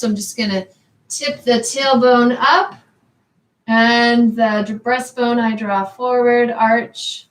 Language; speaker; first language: English; native; English